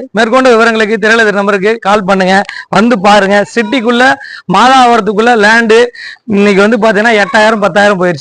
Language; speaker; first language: Tamil; native; Tamil